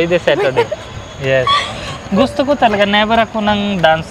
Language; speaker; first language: Filipino; non-native, learner; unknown